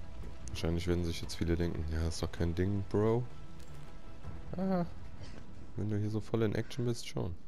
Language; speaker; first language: German; native; German